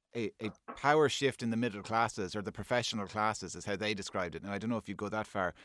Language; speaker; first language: English; native; English